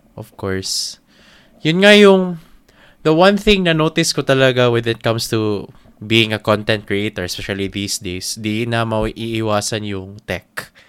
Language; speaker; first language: Filipino; non-native, local second language; Cebuano